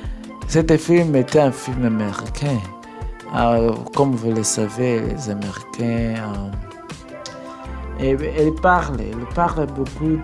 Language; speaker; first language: French; non-native, learner; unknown